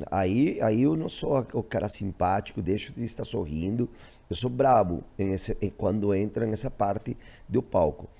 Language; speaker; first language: Portuguese; non-native, fluent; Spanish